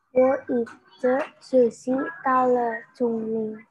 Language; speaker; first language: Chinese; non-native, learner; Indonesian